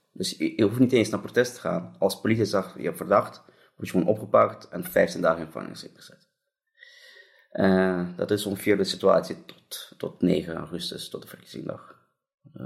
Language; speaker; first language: Dutch; non-native, fluent; Russian